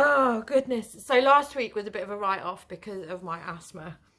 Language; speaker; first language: English; native; English